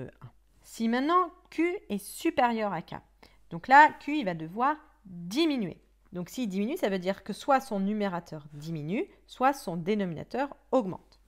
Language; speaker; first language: French; native; French